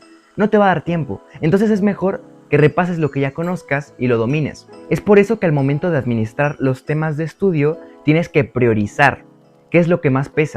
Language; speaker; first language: Spanish; native; Spanish